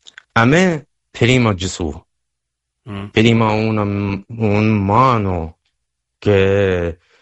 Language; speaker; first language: Italian; non-native, learner; Persian